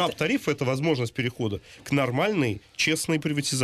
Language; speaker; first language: Russian; native; Russian